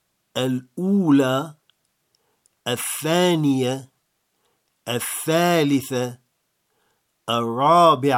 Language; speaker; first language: Arabic; non-native, fluent; French